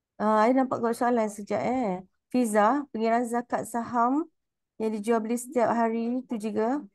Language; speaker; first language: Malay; native; Malay